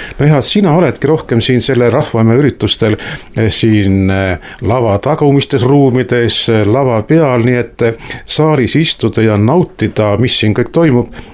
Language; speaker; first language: Estonian; native; Estonian